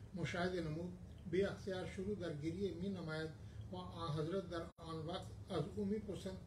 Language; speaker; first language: Persian; non-native, fluent; Hindi